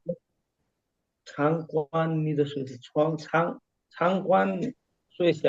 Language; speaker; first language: Chinese; non-native, learner; Nepali